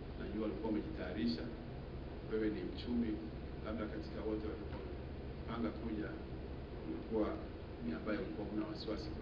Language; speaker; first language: Swahili; native; Swahili